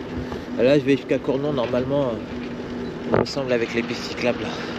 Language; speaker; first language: French; native; French